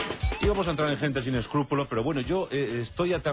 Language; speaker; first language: Spanish; native; Spanish